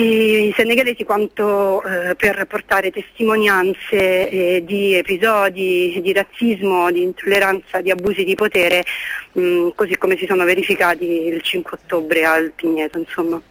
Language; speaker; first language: Italian; native; Italian